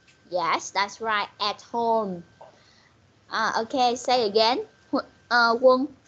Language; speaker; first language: English; non-native, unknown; Vietnamese